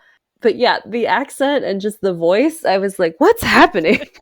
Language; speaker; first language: English; native; English